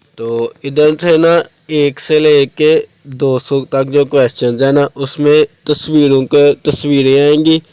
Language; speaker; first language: Urdu; non-native, local second language; Punjabi